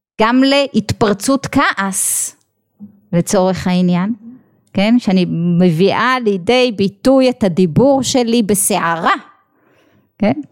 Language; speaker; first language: Hebrew; native; Hebrew